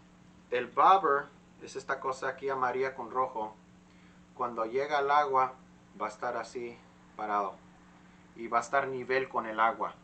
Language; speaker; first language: Spanish; early bilingual, heritage; Spanish